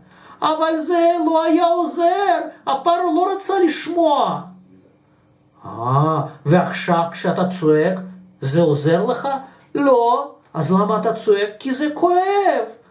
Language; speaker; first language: Hebrew; non-native, fluent; Russian